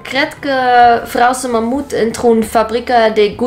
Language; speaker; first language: Romanian; non-native, learner; Dutch